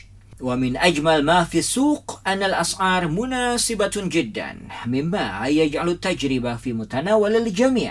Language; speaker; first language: Arabic; non-native, fluent; Indonesian